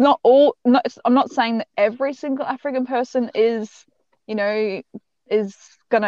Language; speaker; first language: English; native; English